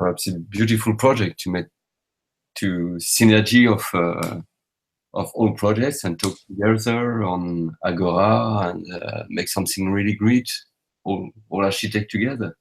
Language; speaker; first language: English; non-native, learner; French